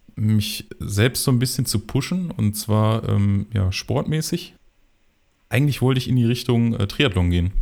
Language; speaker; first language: German; native; German